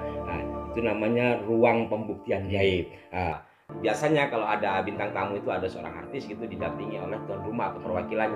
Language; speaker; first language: Indonesian; native; Indonesian